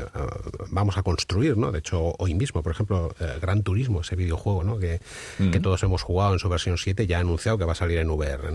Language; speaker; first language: Spanish; native; Spanish